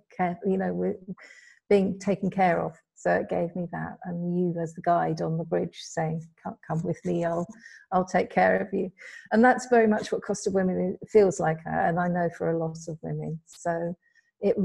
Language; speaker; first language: English; native; English